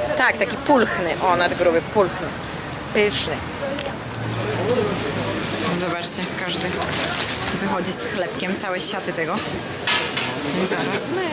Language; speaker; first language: Polish; native; Polish